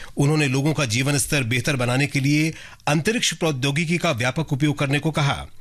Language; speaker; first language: Hindi; native; Hindi